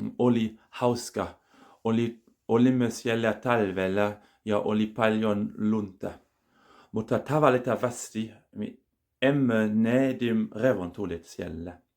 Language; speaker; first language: Finnish; non-native, learner; German